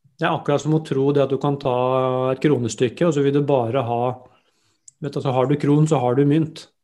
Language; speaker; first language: Norwegian; native; Norwegian